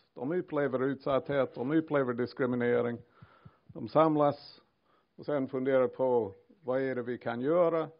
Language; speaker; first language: Swedish; non-native, fluent; English